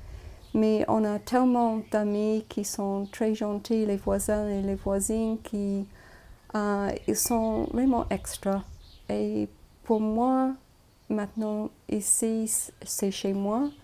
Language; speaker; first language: French; non-native, fluent; English